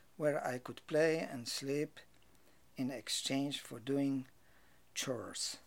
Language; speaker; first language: English; non-native, fluent; Polish